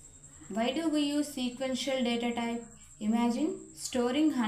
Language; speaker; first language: English; non-native, local second language; Telugu